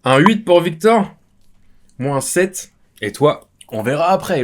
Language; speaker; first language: French; native; French